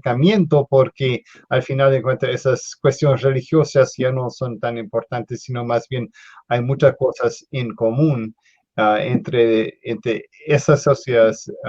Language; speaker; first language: Spanish; non-native, fluent; English